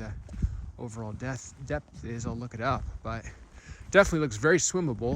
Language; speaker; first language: English; native; English